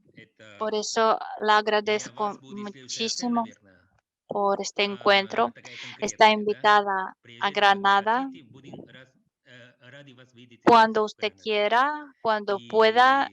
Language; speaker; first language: Spanish; non-native, fluent; Russian